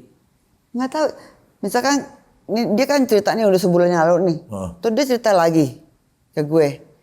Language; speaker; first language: Indonesian; native; Indonesian